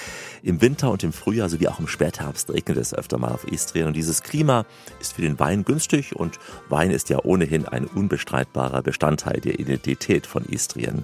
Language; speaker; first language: German; native; German